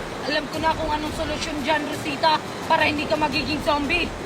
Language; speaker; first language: Filipino; native; Filipino